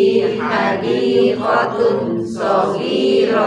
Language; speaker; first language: Arabic; non-native, learner; Indonesian